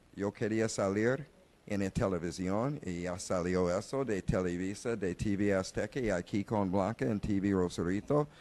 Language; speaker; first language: Spanish; non-native, learner; English